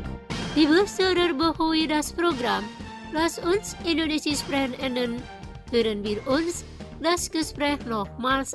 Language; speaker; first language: German; non-native, fluent; Indonesian